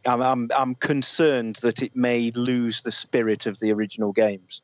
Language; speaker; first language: English; native; English